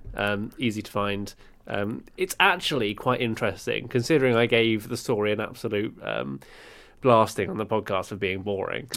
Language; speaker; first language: English; native; English